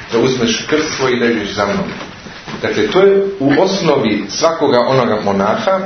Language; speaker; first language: Serbian; early bilingual, heritage; Serbian